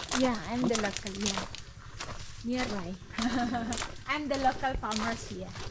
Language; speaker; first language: English; non-native, learner; Balinese